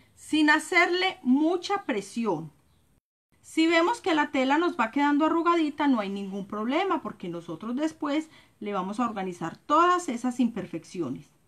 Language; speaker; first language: Spanish; native; Spanish